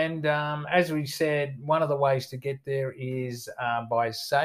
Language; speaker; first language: English; native; English